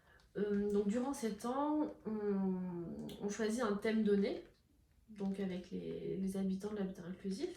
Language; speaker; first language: French; native; French